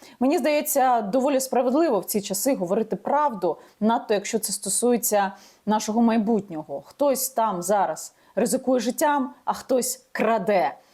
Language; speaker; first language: Ukrainian; native; Ukrainian